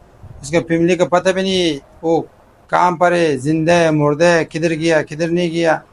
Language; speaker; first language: Hindi; non-native, fluent; Pashto